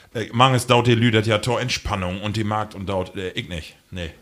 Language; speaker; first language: German; native; German